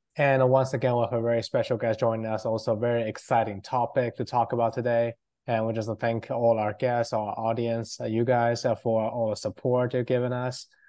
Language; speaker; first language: English; non-native, fluent; Chinese